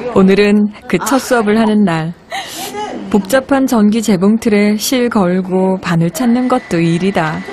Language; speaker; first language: Korean; native; Korean